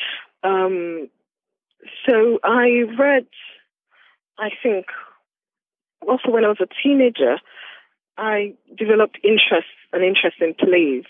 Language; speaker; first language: English; non-native, local second language; Yoruba